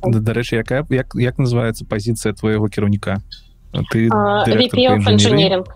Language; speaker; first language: Belarusian; non-native, local second language; Russian